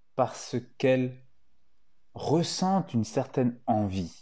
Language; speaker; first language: French; early bilingual, other home language; Italian